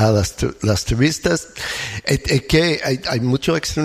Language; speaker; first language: Spanish; non-native, fluent; English